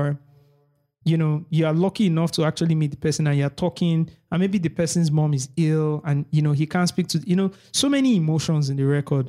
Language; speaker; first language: English; non-native, local second language; Yoruba